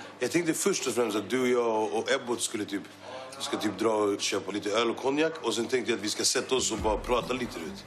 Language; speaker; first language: Swedish; native; Swedish